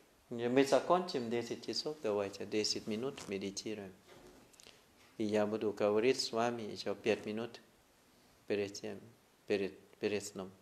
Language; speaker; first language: Russian; non-native, learner; Thai